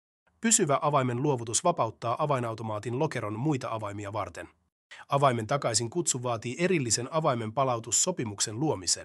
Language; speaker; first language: Finnish; native; Finnish